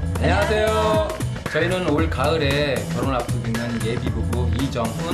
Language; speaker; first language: Korean; native; Korean